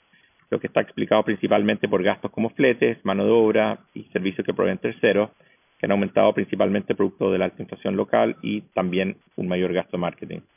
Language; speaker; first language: Spanish; native; Spanish